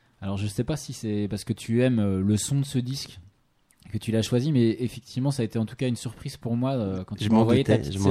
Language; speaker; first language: French; native; French